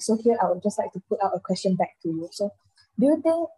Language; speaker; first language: English; non-native, local second language; Chinese